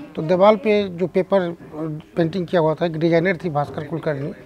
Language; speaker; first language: Hindi; native; Hindi